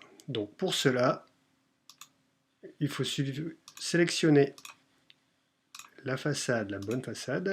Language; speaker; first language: French; native; French